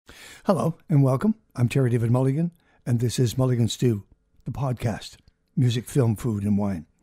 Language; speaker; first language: English; native; English